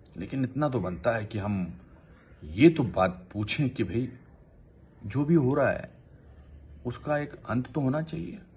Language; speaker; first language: Hindi; native; Hindi